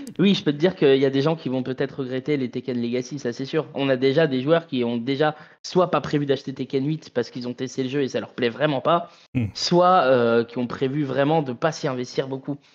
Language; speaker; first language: French; native; French